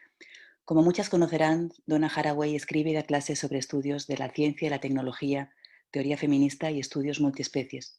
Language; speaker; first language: Spanish; native; Spanish